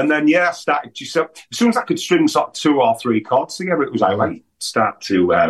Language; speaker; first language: English; native; English